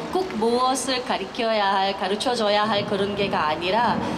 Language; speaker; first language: Korean; non-native, fluent; Filipino